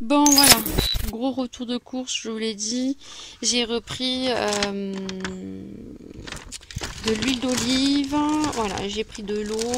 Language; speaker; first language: French; native; French